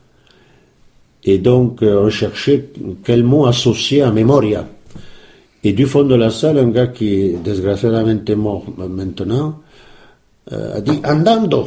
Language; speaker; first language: French; early bilingual, other home language; Spanish